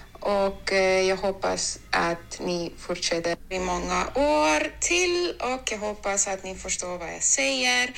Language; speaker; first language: Swedish; non-native, learner; Estonian